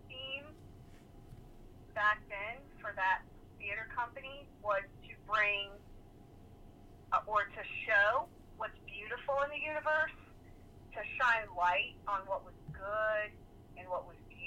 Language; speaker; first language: English; native; English